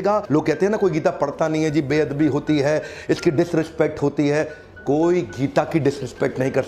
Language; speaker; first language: Hindi; native; Hindi